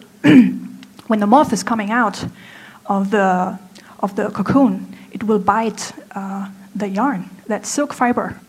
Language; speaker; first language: English; non-native, fluent; German